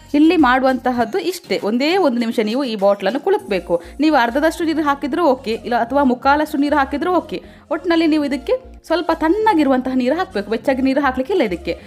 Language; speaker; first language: Kannada; non-native, local second language; Tulu